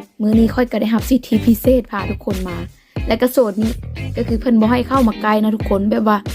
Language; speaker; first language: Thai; non-native, local second language; Lao